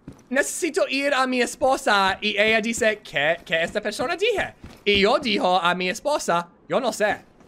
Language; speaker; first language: Spanish; non-native, learner; English